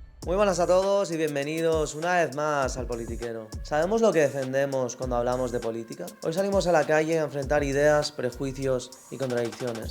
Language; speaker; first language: Spanish; native; Spanish